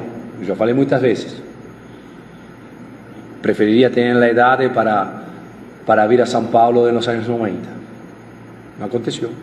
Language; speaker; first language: Portuguese; non-native, fluent; Spanish